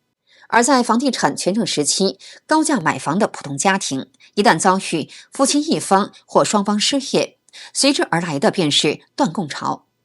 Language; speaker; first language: Chinese; native; Chinese